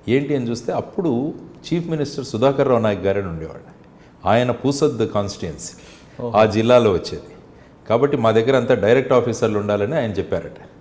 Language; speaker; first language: Telugu; native; Telugu